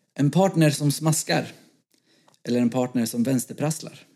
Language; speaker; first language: Swedish; native; Swedish